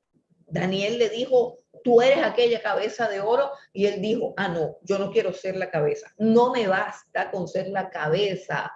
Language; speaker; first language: Spanish; native; Spanish